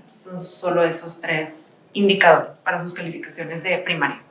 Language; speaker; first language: Spanish; native; Spanish